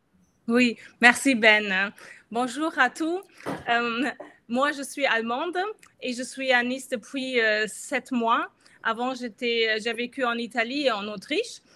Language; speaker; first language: French; non-native, fluent; German